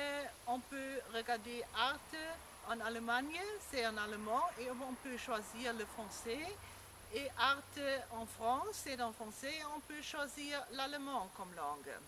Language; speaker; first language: French; non-native, fluent; German